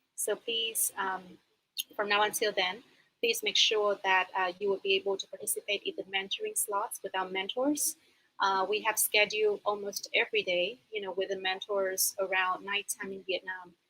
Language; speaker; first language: English; non-native, fluent; Vietnamese